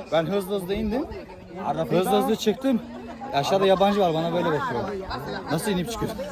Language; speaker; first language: Turkish; native; Turkish